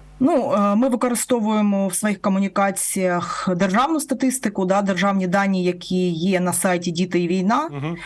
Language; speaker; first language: Ukrainian; non-native, local second language; Russian